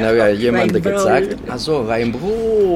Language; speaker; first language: German; non-native, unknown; Italian